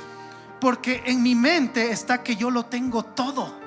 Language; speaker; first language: Spanish; native; Spanish